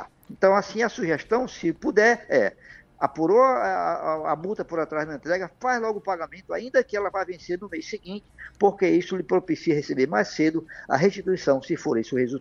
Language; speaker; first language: Portuguese; native; Portuguese